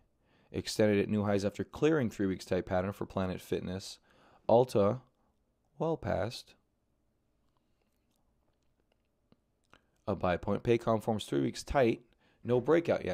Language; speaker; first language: English; native; English